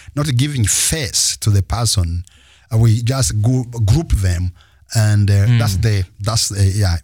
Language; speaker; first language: English; non-native, local second language; Kinyarwanda